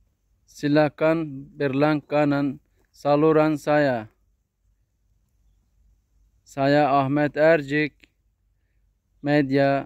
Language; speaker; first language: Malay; non-native, learner; Turkish